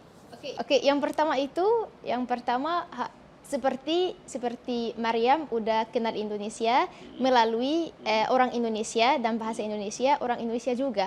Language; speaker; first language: Indonesian; non-native, fluent; Arabic